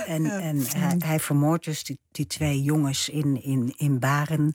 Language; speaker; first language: Dutch; native; Dutch